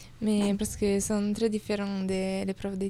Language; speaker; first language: French; non-native, learner; Italian